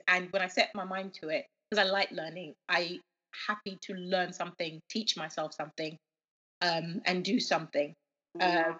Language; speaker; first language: English; early bilingual, other home language; Yoruba